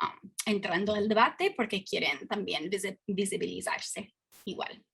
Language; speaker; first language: Spanish; non-native, fluent; English